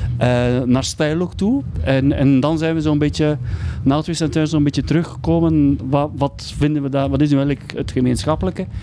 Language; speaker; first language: Dutch; native; Dutch